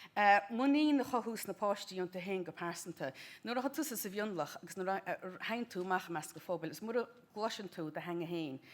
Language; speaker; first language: Irish; native; Irish